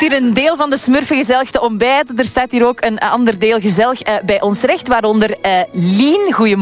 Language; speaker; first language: Dutch; native; Dutch